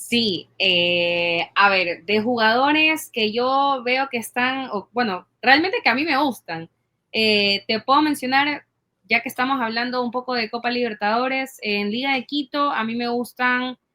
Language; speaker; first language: Spanish; native; Spanish